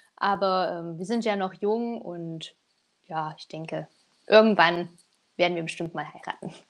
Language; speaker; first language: German; native; German